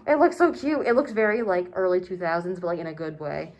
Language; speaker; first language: English; native; English